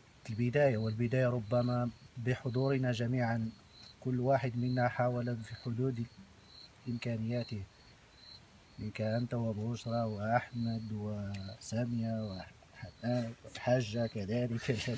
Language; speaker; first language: Arabic; native; Arabic